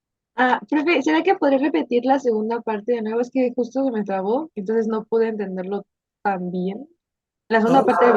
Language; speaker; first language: Spanish; native; Spanish